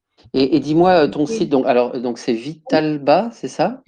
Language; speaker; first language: French; native; French